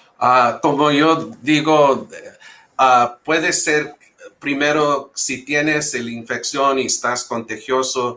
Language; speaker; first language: Spanish; early bilingual, heritage; English